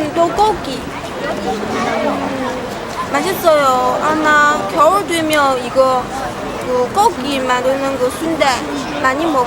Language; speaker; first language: Korean; non-native, learner; Chinese